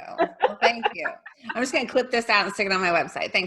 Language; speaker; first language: English; native; English